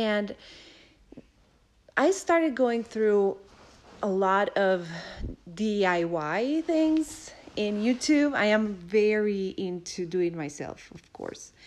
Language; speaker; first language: English; non-native, fluent; Spanish